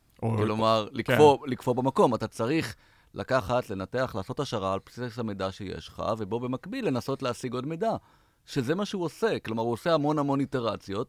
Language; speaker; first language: Hebrew; native; Hebrew